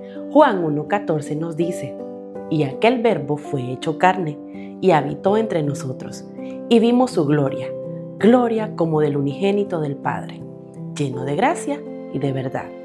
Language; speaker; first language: Spanish; native; Spanish